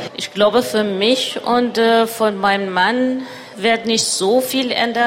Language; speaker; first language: German; non-native, learner; Persian